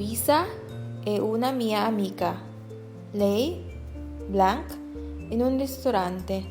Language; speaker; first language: Italian; non-native, learner; Filipino